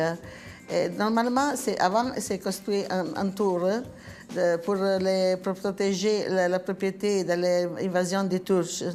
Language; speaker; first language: French; non-native, learner; Italian